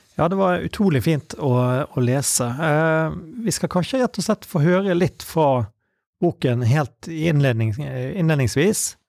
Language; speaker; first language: Norwegian; native; Norwegian